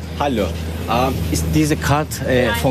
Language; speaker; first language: German; non-native, learner; Kurdish